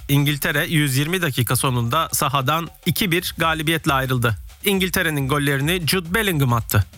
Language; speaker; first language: Turkish; early bilingual, heritage; Turkish